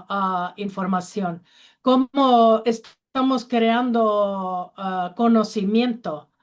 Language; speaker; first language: Spanish; non-native, learner; Finnish